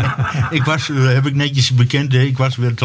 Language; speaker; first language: Dutch; native; Dutch